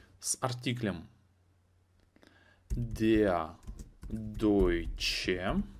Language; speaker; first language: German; non-native, fluent; Russian